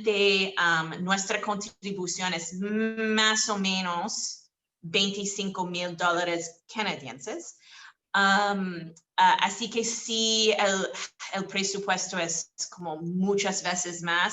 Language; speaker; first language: Spanish; non-native, fluent; English